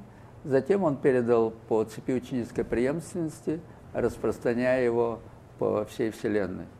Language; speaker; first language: Russian; native; Russian